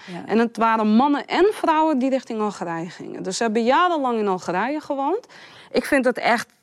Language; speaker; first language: Dutch; early bilingual, other home language; Riffian